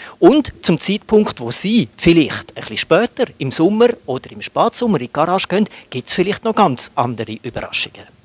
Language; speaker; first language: German; native; German